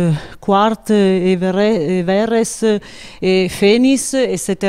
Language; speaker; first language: French; non-native, local second language; Italian